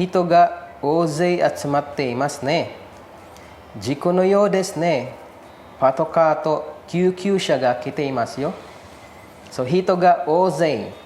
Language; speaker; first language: Japanese; non-native, fluent; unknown